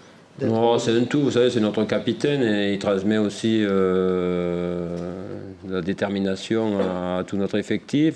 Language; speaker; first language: French; native; French